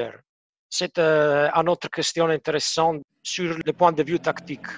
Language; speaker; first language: French; non-native, fluent; Italian